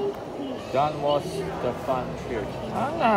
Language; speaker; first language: English; non-native, learner; Indonesian